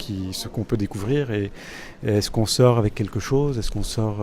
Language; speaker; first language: French; non-native, local second language; Arabic